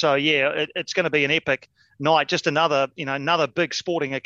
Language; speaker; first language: English; native; English